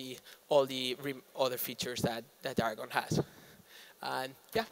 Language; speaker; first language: English; non-native, fluent; Spanish